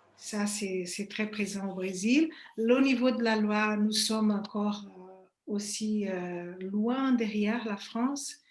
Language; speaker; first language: French; non-native, fluent; Portuguese